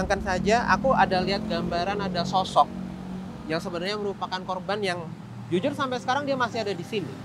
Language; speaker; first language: Indonesian; native; Indonesian